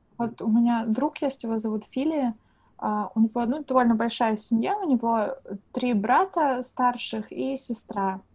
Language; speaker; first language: Russian; native; Russian